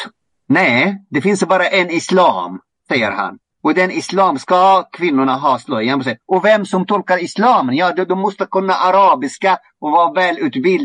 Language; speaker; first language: Swedish; non-native, fluent; Arabic